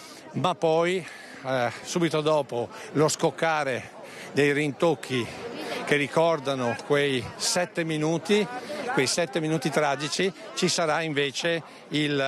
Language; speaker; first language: Italian; native; Italian